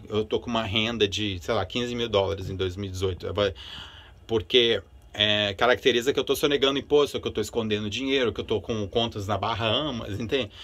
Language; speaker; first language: Portuguese; early bilingual, other home language; Spanish